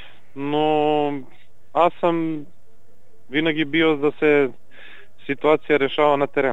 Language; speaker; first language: Bulgarian; non-native, learner; Serbian